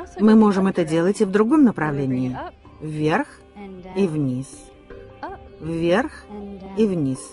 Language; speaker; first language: Russian; native; Russian